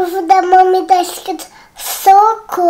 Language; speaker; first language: Portuguese; early bilingual, heritage; Portuguese